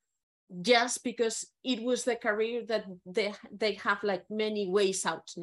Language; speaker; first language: English; non-native, fluent; Spanish